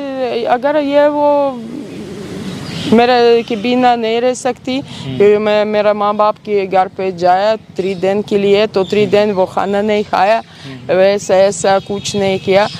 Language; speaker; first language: Hindi; non-native, learner; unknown